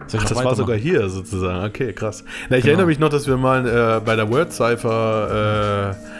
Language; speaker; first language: German; native; German